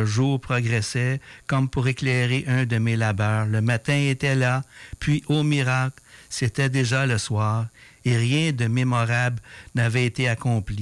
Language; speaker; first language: French; native; French